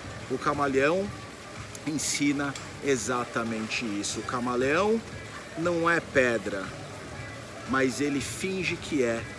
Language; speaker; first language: Portuguese; native; Portuguese